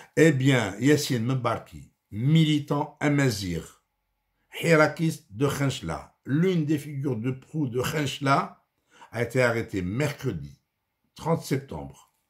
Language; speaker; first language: French; non-native, local second language; Arabic